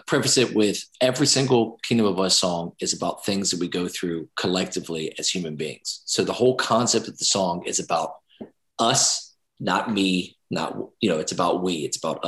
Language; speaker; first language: English; native; English